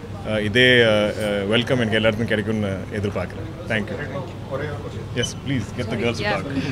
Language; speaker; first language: Tamil; non-native, local second language; Malayalam